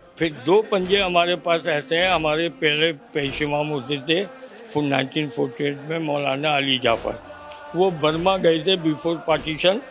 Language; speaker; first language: Urdu; native; Urdu